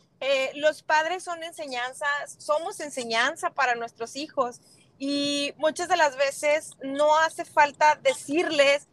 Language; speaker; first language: Spanish; native; Spanish